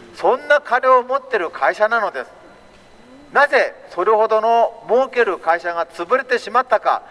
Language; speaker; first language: Japanese; native; Japanese